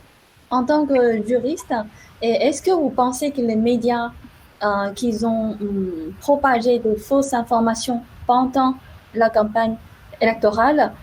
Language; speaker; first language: French; non-native, fluent; Chinese